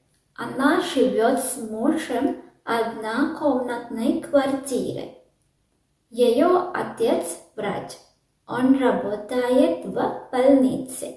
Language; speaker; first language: Russian; non-native, learner; Sinhala